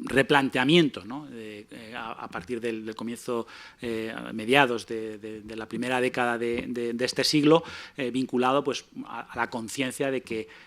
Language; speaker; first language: Spanish; native; Spanish